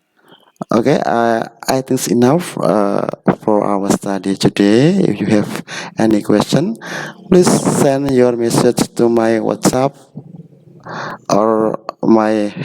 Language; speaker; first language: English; non-native, learner; Indonesian